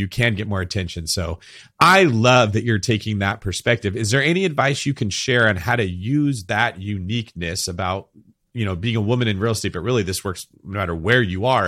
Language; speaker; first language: English; native; English